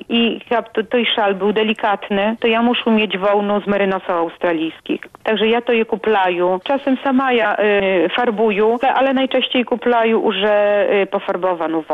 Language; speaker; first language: Polish; non-native, local second language; Belarusian